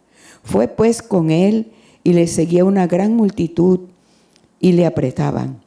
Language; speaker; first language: Spanish; native; Spanish